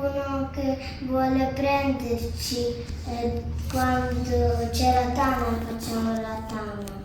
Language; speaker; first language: Italian; early bilingual, other home language; Bangla